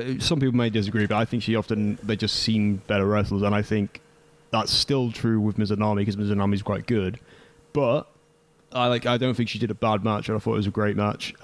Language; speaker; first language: English; native; English